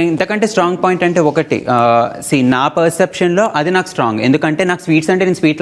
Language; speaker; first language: Telugu; native; Telugu